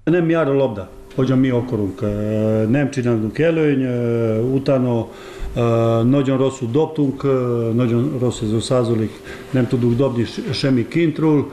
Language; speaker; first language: Hungarian; non-native, learner; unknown